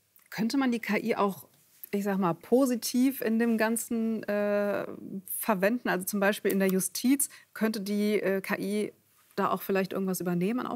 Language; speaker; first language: German; native; German